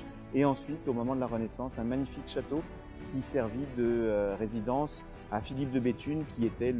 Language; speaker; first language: French; native; French